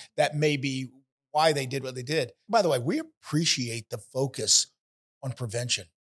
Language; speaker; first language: English; native; English